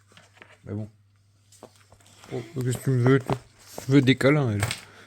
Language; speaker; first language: French; native; French